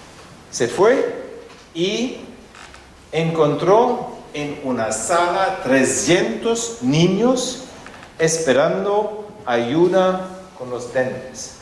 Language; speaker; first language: Spanish; non-native, fluent; German